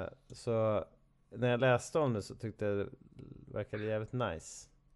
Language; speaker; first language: Swedish; native; Swedish